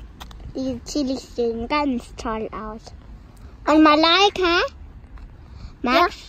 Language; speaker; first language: German; early bilingual, other home language; Indonesian